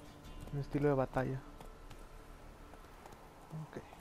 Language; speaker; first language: Spanish; early bilingual, heritage; Spanish